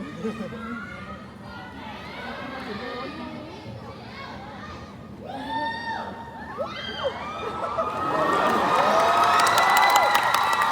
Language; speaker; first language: Thai; native; Thai